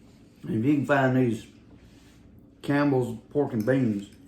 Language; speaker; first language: English; native; English